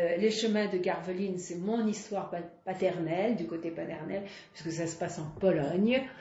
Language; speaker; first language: French; native; French